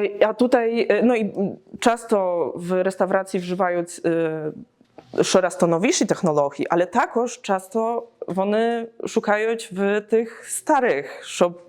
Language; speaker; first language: Polish; non-native, learner; Ukrainian